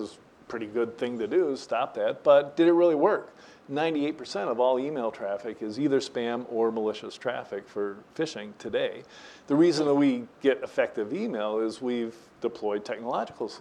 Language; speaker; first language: English; native; English